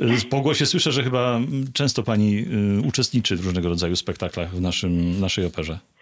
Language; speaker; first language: Polish; native; Polish